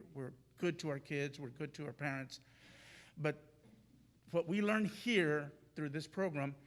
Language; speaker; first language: English; native; English